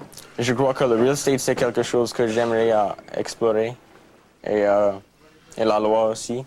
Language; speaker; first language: French; non-native, local second language; English